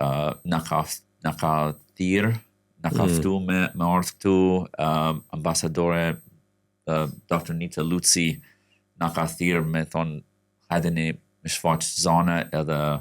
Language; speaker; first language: Albanian; non-native, fluent; English